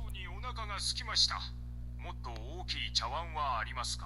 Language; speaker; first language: Japanese; non-native, learner; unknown